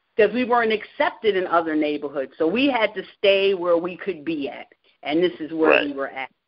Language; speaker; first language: English; native; English